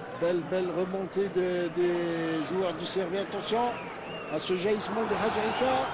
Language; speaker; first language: French; non-native, local second language; Arabic